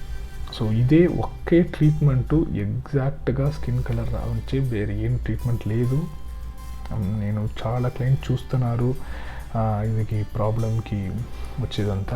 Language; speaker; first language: Telugu; non-native, learner; Kannada